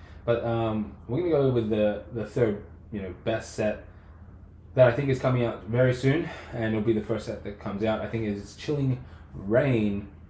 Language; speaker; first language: English; native; English